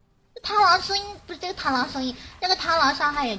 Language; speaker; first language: Chinese; native; Chinese